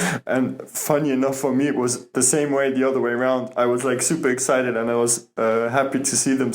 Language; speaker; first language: English; non-native, fluent; German